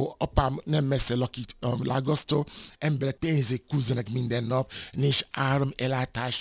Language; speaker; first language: Hungarian; non-native, fluent; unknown